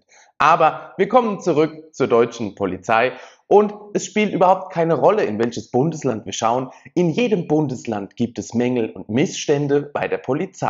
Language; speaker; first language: German; native; German